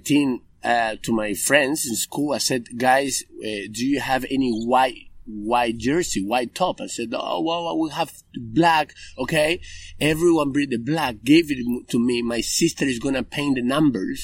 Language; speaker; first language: English; non-native, fluent; Spanish